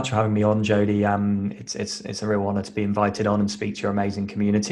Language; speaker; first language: English; native; English